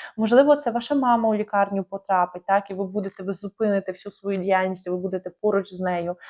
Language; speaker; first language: Ukrainian; non-native, local second language; Russian